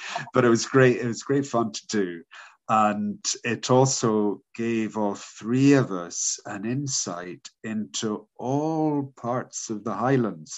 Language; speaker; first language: English; native; English